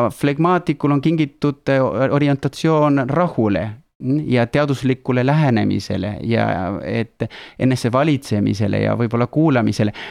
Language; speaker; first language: Estonian; non-native, fluent; Spanish